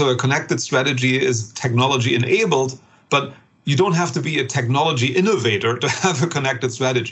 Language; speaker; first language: English; non-native, fluent; German